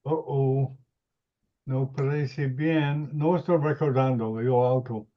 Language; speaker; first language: Spanish; non-native, learner; English